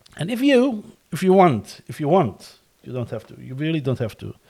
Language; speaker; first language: English; non-native, fluent; German